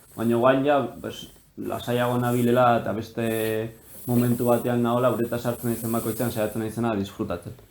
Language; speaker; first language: Basque; early bilingual, heritage; Basque